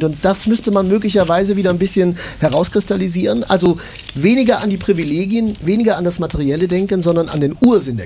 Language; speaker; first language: German; native; German